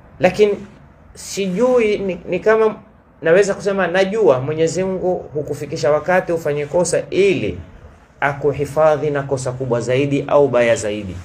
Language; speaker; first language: Swahili; native; Swahili